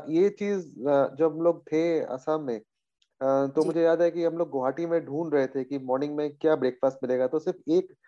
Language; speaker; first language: Hindi; native; Hindi